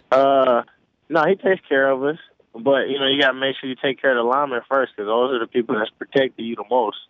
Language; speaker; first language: English; native; English